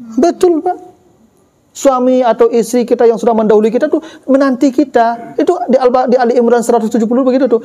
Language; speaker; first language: Malay; non-native, local second language; Minangkabau